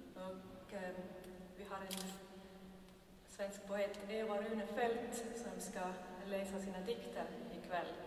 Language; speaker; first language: Swedish; non-native, fluent; Estonian